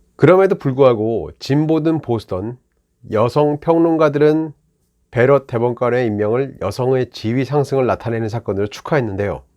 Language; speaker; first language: Korean; native; Korean